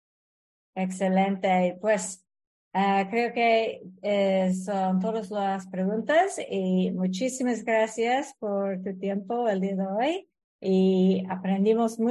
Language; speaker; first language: Spanish; non-native, fluent; English